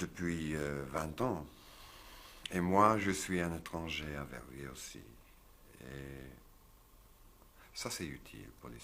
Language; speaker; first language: French; non-native, learner; English